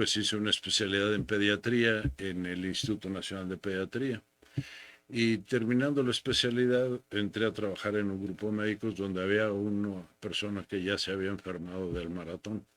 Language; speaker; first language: Spanish; native; Spanish